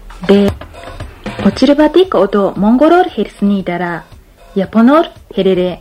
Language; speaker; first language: Mongolian; non-native, fluent; Japanese